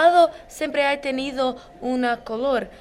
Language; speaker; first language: Spanish; non-native, learner; Portuguese